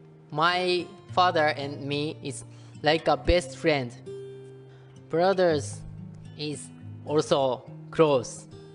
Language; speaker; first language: English; non-native, learner; Japanese